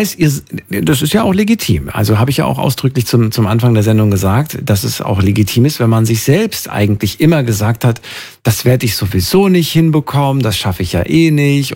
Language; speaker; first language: German; native; German